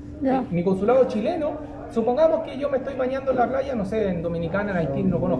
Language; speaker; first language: Spanish; native; Spanish